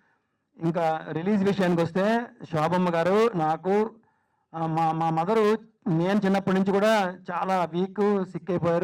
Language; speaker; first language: Telugu; native; Telugu